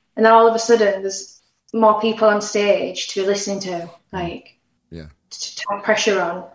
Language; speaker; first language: English; native; English